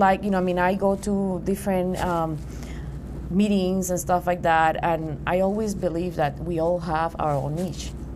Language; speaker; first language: English; non-native, fluent; Spanish